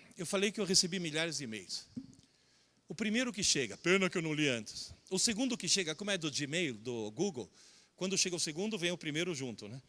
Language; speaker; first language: Portuguese; early bilingual, other home language; Italian